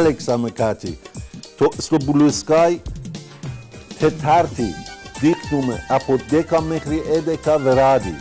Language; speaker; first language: Greek; non-native, fluent; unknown